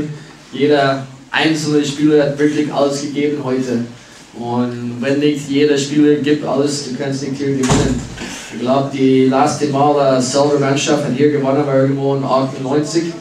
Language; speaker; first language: German; non-native, learner; English